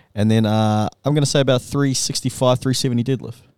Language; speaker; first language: English; native; English